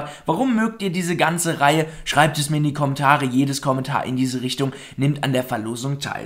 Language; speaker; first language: German; native; German